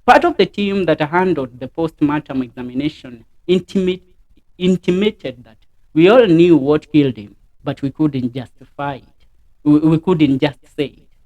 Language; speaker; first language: English; non-native, local second language; Swahili